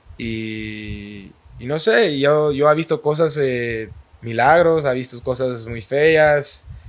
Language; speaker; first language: Spanish; native; Spanish